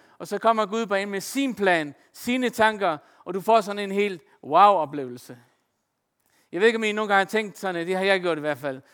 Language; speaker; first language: Danish; non-native, local second language; Faroese